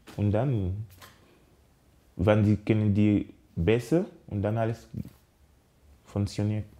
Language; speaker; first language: German; non-native, learner; French